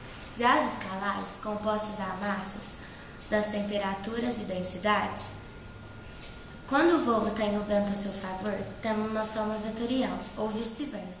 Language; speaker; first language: Portuguese; native; Portuguese